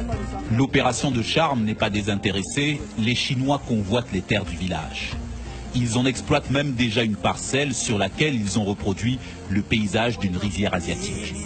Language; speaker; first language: French; native; French